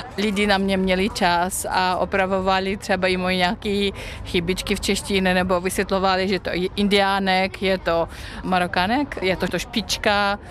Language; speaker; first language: Czech; non-native, fluent; Russian